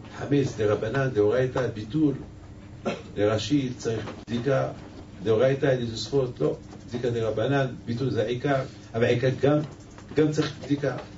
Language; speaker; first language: Hebrew; non-native, fluent; French